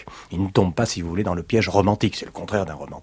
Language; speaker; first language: French; native; French